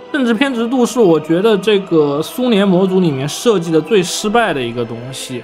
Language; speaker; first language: Chinese; native; Chinese